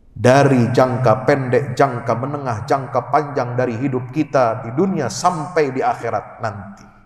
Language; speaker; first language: Malay; native; Malay